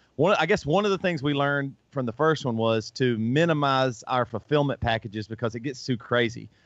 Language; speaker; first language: English; native; English